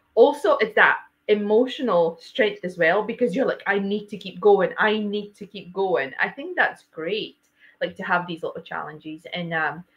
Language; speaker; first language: English; non-native, fluent; Latvian